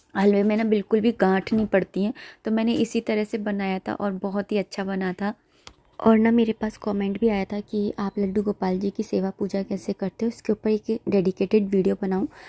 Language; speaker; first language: Hindi; native; Hindi